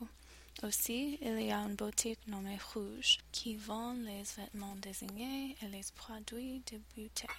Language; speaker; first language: French; non-native, learner; English